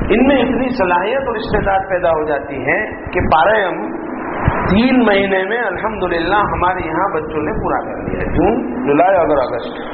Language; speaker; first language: Urdu; non-native, local second language; Gujarati